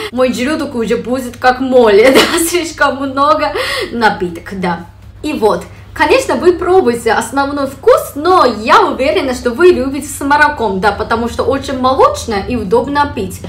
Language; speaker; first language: Russian; non-native, fluent; Japanese